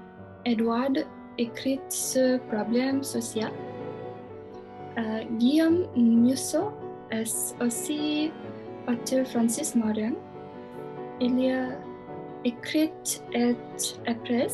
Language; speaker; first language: French; non-native, learner; English